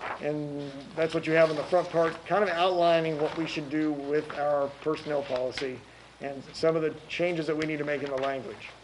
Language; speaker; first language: English; native; English